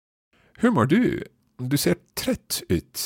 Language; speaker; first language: Swedish; non-native, learner; English